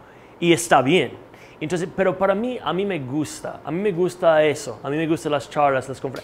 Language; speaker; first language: Spanish; non-native, fluent; English